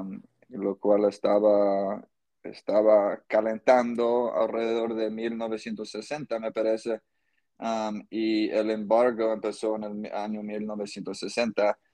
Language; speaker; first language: Spanish; non-native, fluent; English